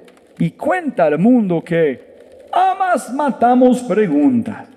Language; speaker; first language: Spanish; non-native, fluent; English